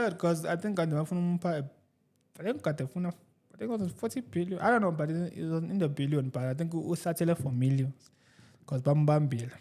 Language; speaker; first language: English; non-native, local second language; Zulu